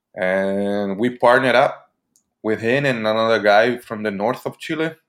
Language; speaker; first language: English; early bilingual, other home language; Portuguese